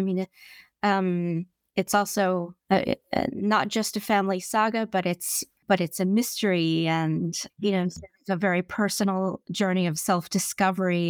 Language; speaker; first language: English; native; English